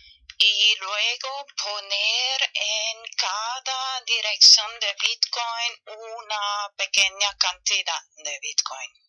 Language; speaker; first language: Spanish; non-native, fluent; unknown